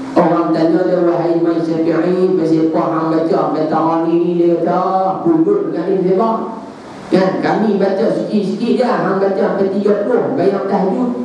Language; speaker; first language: Malay; native; Malay